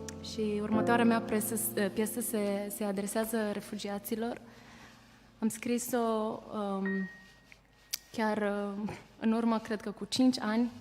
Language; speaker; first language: Romanian; native; Romanian